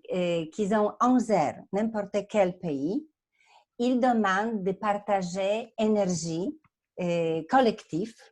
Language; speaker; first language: French; non-native, fluent; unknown